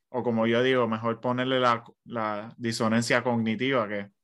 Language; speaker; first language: Spanish; early bilingual, other home language; English